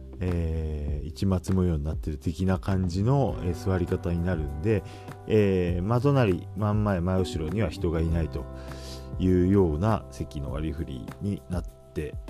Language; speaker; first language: Japanese; native; Japanese